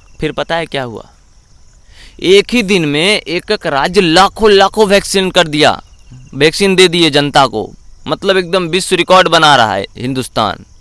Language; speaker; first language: Hindi; native; Hindi